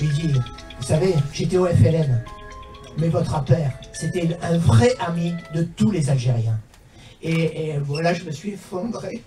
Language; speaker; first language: French; native; French